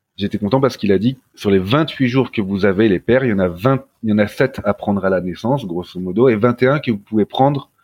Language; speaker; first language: French; native; French